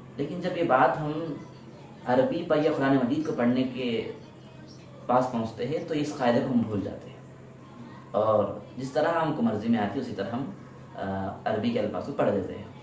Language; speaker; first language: Urdu; native; Urdu